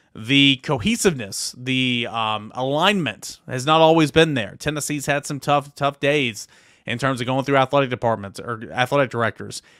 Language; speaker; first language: English; native; English